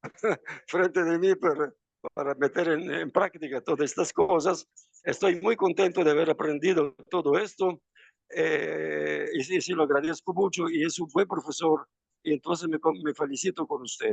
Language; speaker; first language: Spanish; non-native, fluent; Italian